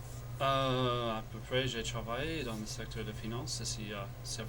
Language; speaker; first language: French; non-native, fluent; English